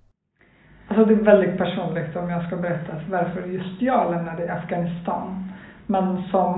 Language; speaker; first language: Swedish; non-native, fluent; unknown